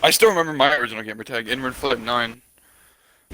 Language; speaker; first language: English; native; English